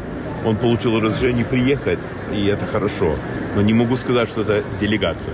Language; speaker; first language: Russian; non-native, learner; English